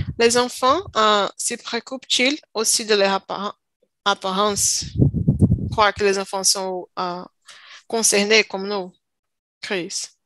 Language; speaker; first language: French; non-native, learner; Portuguese